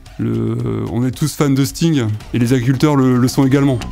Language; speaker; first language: French; native; French